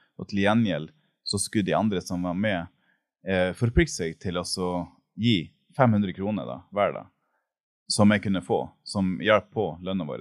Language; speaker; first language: Norwegian; native; Norwegian